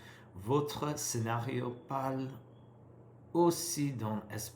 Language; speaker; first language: French; non-native, learner; English